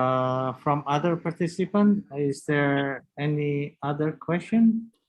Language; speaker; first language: English; non-native, learner; Indonesian